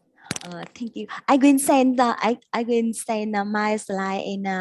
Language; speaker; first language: English; non-native, learner; Vietnamese